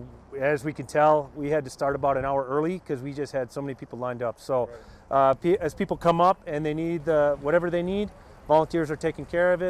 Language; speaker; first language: English; native; English